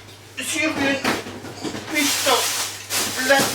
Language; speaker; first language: French; non-native, learner; Dutch